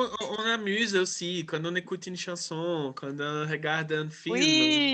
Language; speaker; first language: French; non-native, fluent; Portuguese